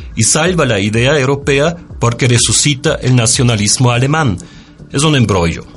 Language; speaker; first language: Spanish; non-native, fluent; German